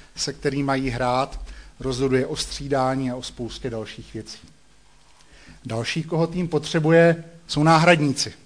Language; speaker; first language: Czech; native; Czech